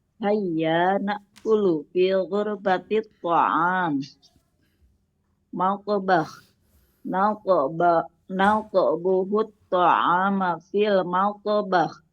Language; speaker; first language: Arabic; non-native, learner; Indonesian